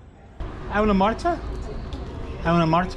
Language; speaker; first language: Spanish; non-native, learner; English